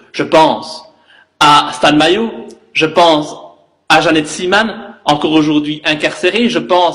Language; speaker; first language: French; native; French